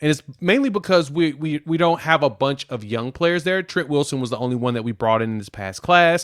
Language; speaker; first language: English; native; English